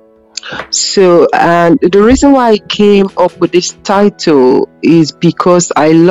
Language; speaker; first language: English; non-native, local second language; Yoruba